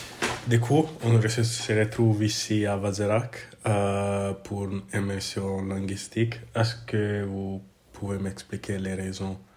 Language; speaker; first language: French; non-native, fluent; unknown